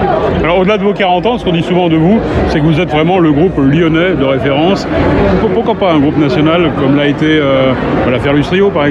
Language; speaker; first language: French; native; French